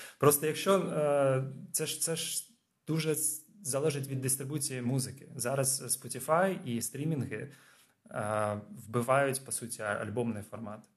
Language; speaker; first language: Ukrainian; non-native, local second language; Russian